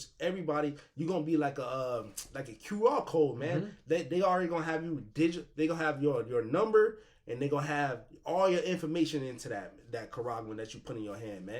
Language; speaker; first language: English; native; English